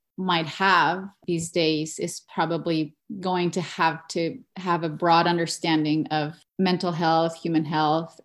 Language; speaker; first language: English; non-native, fluent; Spanish